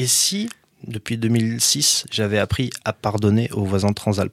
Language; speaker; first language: French; native; French